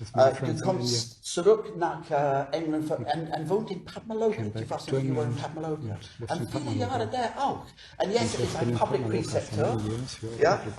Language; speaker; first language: German; non-native, learner; English